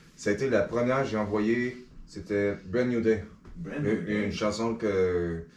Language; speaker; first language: French; native; French